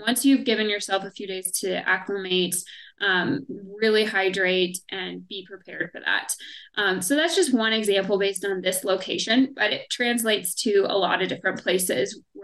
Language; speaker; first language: English; native; English